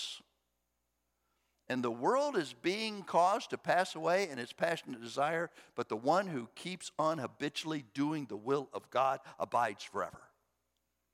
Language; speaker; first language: English; native; English